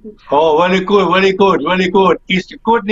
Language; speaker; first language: English; non-native, learner; Thai